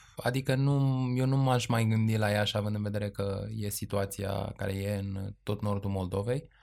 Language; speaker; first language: Romanian; native; Romanian